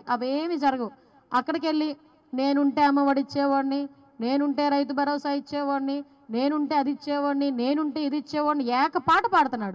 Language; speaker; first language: Telugu; native; Telugu